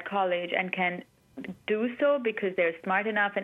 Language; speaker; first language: English; non-native, local second language; Urdu